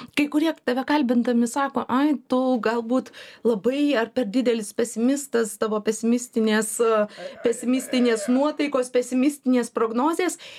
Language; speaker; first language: Lithuanian; native; Lithuanian